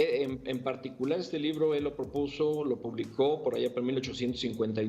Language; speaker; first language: Spanish; native; Spanish